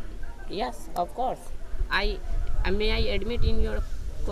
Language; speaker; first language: English; non-native, learner; Hindi